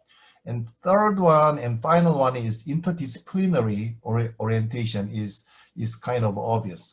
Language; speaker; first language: English; non-native, fluent; Korean